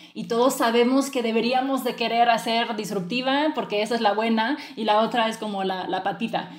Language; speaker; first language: Spanish; early bilingual, other home language; French